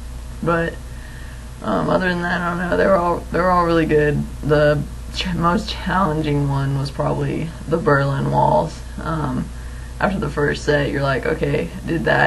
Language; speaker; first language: English; native; English